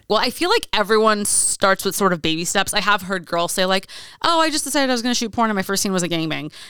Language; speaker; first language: English; native; English